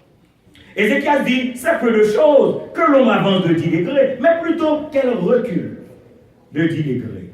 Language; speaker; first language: French; non-native, local second language; Haitian Creole